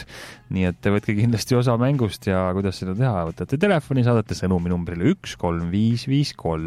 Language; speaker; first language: Estonian; native; Estonian